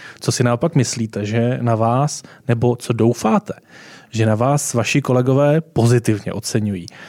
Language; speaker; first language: Czech; native; Czech